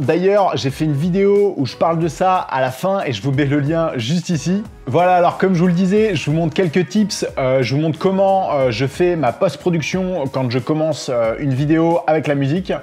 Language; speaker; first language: French; native; French